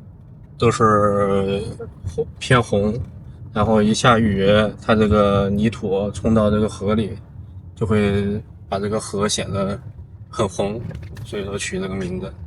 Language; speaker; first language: Chinese; native; Chinese